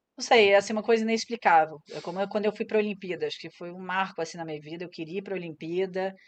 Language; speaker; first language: Portuguese; native; Portuguese